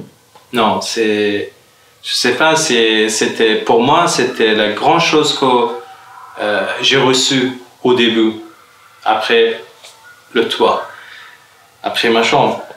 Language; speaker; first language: French; non-native, fluent; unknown